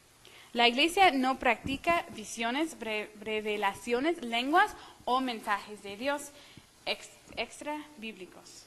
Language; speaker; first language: Spanish; non-native, fluent; English